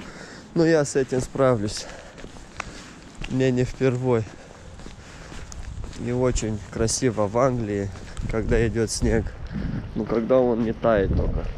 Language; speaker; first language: Russian; non-native, fluent; Romanian